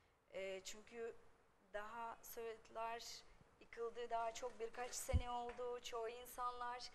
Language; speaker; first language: Turkish; non-native, fluent; Russian